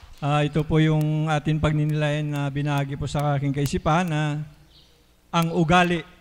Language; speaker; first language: Filipino; native; Filipino